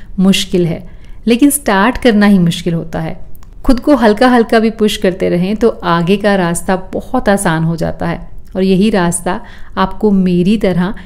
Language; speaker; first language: Hindi; native; Hindi